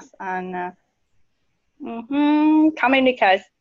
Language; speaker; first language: English; non-native, learner; Vietnamese